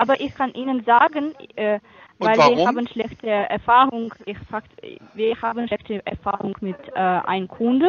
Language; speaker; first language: German; non-native, fluent; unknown